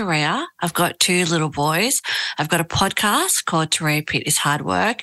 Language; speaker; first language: English; native; English